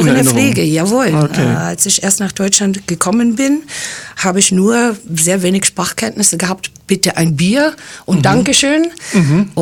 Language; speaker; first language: German; non-native, fluent; English